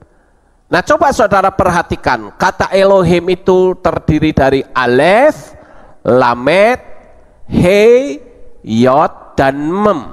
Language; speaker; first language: Indonesian; native; Indonesian